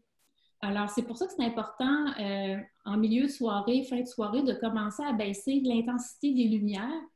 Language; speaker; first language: French; native; French